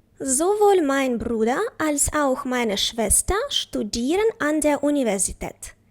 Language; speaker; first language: German; non-native, fluent; Ukrainian